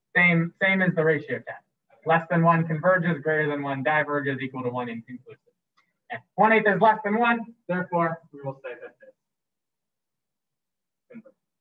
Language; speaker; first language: English; native; English